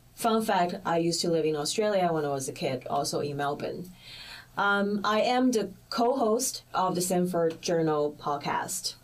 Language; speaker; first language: English; early bilingual, other home language; Chinese